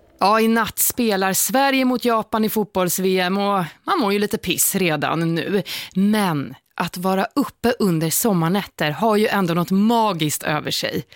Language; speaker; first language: Swedish; native; Swedish